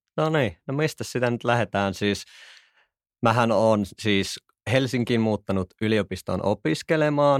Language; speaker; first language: Finnish; native; Finnish